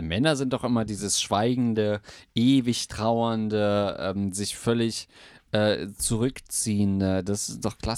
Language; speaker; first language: German; native; German